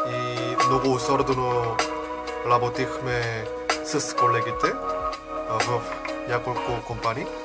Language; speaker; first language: Bulgarian; non-native, learner; Korean